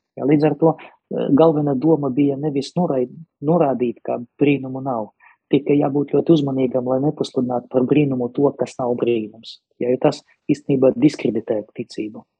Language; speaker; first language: Latvian; non-native, local second language; Russian